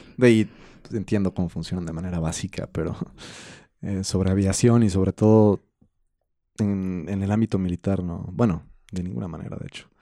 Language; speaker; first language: Spanish; native; Spanish